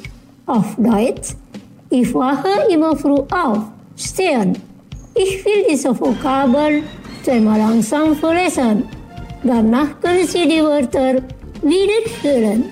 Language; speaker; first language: German; non-native, fluent; Indonesian